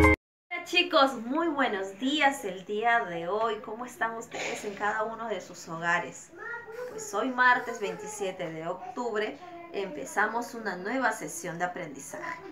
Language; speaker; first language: Spanish; native; Spanish